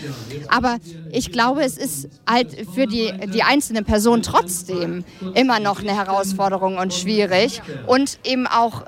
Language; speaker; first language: German; native; German